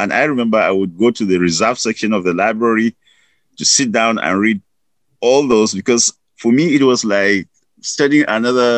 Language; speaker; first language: English; non-native, local second language; Hausa